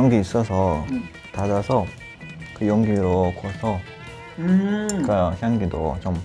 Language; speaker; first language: Korean; non-native, learner; Italian